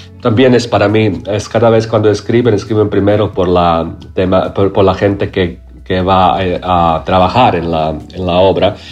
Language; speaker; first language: Spanish; non-native, learner; Croatian